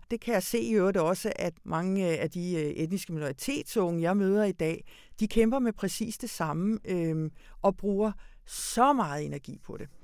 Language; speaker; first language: Danish; early bilingual, other home language; Hungarian